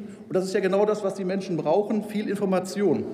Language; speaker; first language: German; native; German